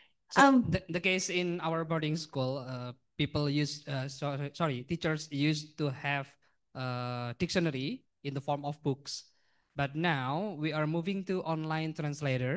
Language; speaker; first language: English; non-native, fluent; Indonesian